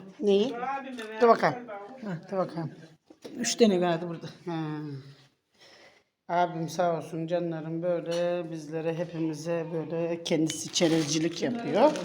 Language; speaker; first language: Turkish; native; Turkish